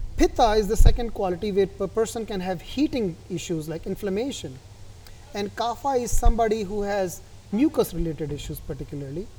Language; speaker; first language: English; non-native, local second language; Hindi